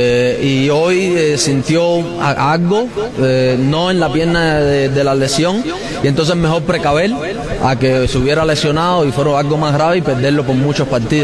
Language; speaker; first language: Spanish; native; Spanish